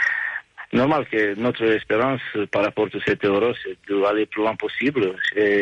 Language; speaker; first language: French; non-native, fluent; Romanian